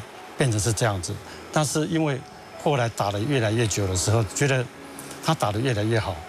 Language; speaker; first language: Chinese; native; Chinese